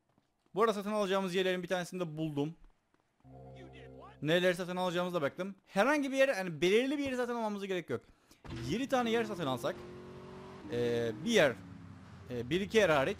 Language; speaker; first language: Turkish; native; Turkish